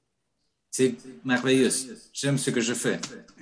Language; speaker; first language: French; non-native, fluent; Spanish